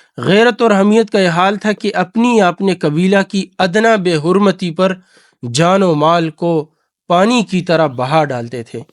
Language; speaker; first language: Urdu; non-native, local second language; Pashto